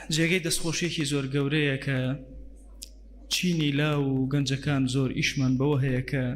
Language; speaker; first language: Central Kurdish; non-native, local second language; Gurani